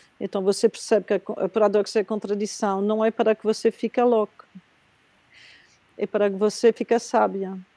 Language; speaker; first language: Portuguese; non-native, fluent; Spanish